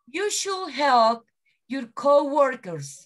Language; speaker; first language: English; non-native, learner; Spanish